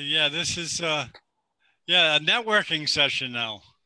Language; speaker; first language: English; native; English